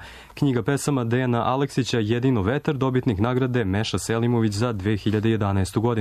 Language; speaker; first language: Croatian; native; Croatian